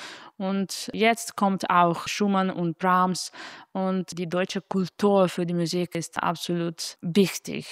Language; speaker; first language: German; non-native, fluent; Italian